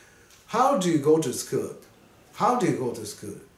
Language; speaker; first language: English; non-native, fluent; Japanese